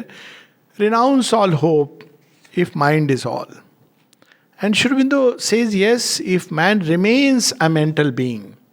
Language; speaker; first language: English; non-native, local second language; Hindi